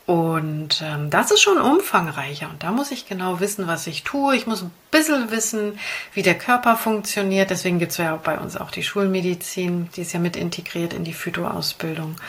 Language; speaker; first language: German; native; German